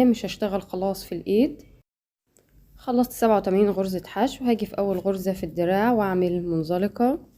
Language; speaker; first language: Arabic; native; Arabic